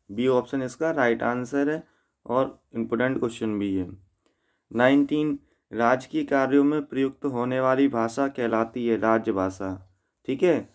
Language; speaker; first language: Hindi; native; Hindi